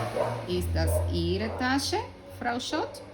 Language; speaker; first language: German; non-native, fluent; Spanish